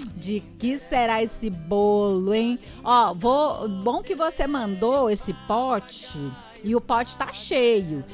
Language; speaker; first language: Portuguese; native; Portuguese